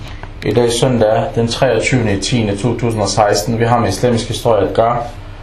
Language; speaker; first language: Danish; non-native, local second language; Arabic